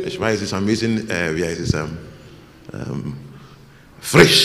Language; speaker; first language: German; non-native, learner; English